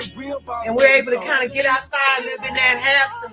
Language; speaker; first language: English; native; English